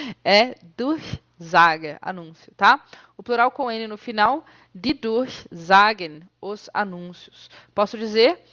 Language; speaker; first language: Portuguese; native; Portuguese